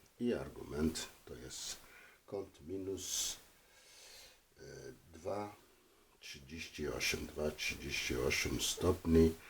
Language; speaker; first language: Polish; non-native, learner; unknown